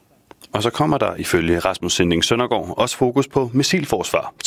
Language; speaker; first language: Danish; native; Danish